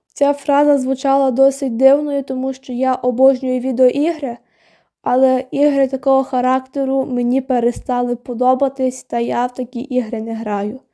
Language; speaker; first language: Ukrainian; non-native, local second language; Russian